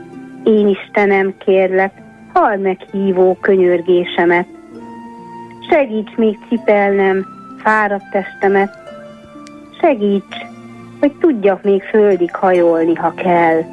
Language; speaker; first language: Hungarian; native; Hungarian